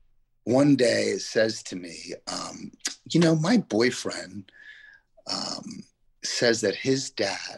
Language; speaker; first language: English; native; English